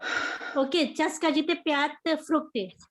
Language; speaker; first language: Russian; non-native, learner; Hindi